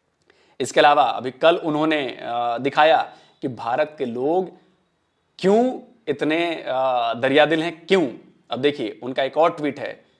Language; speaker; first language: Hindi; native; Hindi